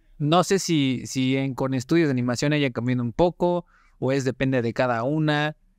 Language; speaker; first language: Spanish; native; Spanish